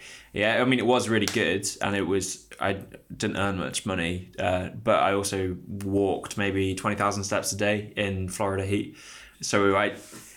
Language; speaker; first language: English; native; English